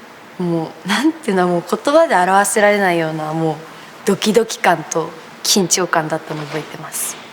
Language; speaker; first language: Japanese; native; Japanese